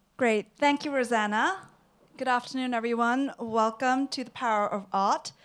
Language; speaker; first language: English; non-native, local second language; Cantonese